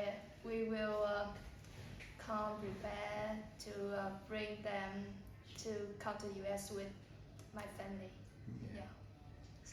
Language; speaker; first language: English; non-native, learner; Vietnamese